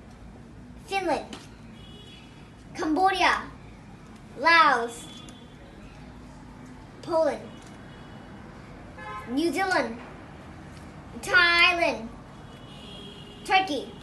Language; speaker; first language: English; non-native, local second language; Mizo